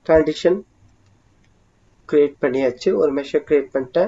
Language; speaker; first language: Tamil; native; Tamil